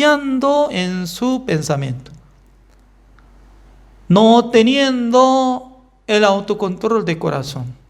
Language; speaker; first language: Spanish; non-native, fluent; Korean